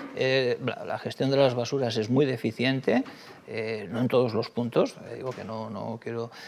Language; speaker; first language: Spanish; native; Spanish